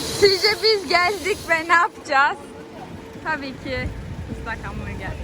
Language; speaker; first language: Turkish; early bilingual, heritage; Turkish